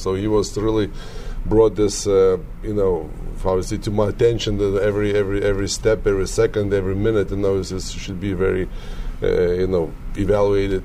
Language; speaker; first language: English; non-native, learner; Lithuanian